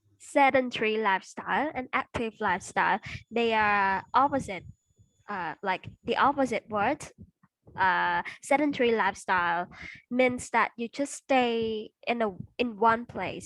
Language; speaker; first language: English; non-native, fluent; Vietnamese